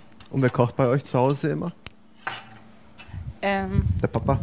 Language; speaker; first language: German; native; German